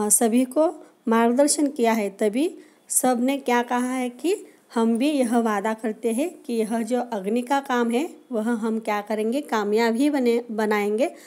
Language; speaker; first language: Hindi; non-native, local second language; Marathi